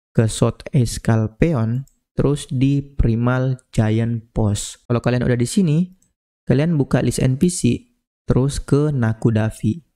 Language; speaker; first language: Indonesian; native; Indonesian